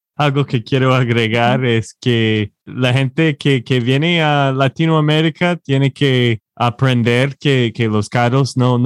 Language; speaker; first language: Spanish; non-native, fluent; English